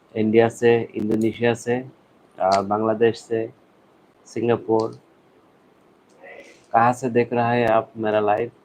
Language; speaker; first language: Hindi; non-native, learner; Bangla